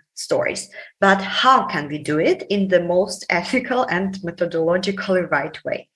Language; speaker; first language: English; non-native, fluent; Ukrainian